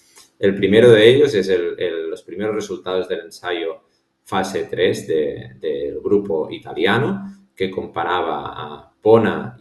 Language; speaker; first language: Spanish; native; Spanish